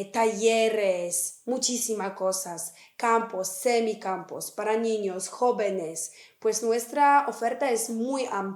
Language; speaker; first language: Spanish; non-native, fluent; Polish